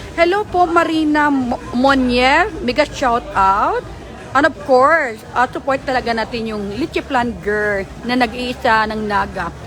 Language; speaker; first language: Filipino; non-native, local second language; Hiligaynon